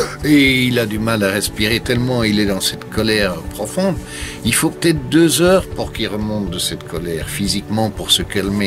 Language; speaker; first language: French; native; French